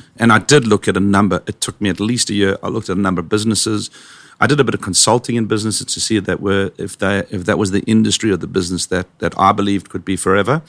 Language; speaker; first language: English; native; English